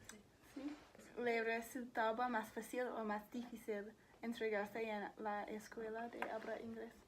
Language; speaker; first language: Spanish; non-native, learner; English